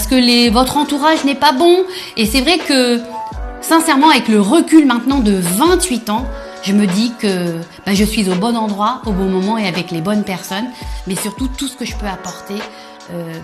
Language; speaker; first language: French; native; French